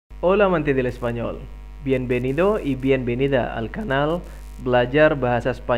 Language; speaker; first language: Spanish; non-native, fluent; Indonesian